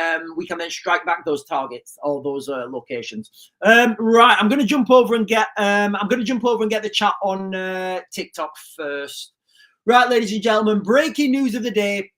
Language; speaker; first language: English; native; English